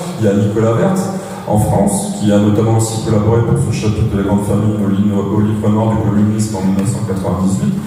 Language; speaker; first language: French; native; French